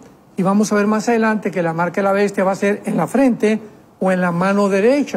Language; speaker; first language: Spanish; native; Spanish